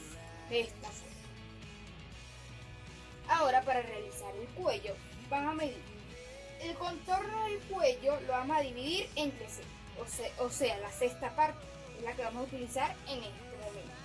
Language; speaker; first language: Spanish; native; Spanish